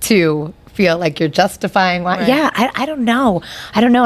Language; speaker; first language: English; native; English